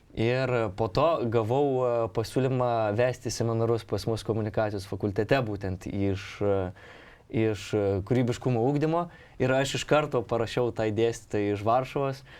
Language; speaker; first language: Lithuanian; non-native, local second language; Polish